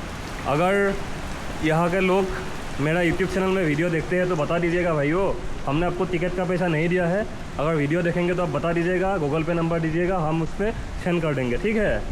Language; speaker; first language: Hindi; non-native, local second language; Assamese